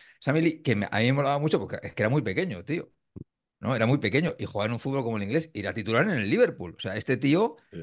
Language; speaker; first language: Spanish; native; Spanish